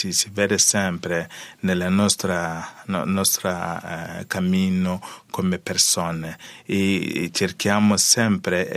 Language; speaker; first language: Italian; non-native, learner; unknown